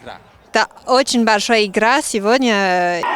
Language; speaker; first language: Russian; non-native, learner; French